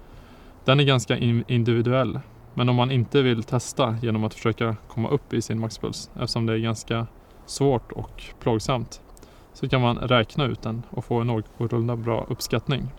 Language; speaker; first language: Swedish; native; Swedish